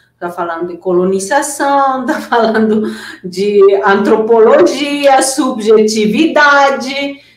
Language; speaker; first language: Portuguese; non-native, fluent; Spanish